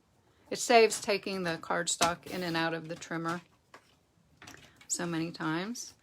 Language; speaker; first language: English; native; English